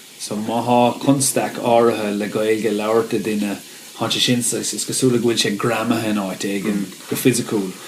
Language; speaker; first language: Irish; non-native, local second language; English